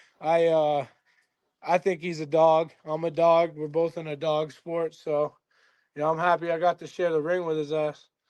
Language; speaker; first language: English; native; English